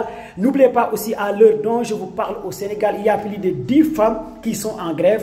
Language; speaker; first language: French; non-native, local second language; Wolof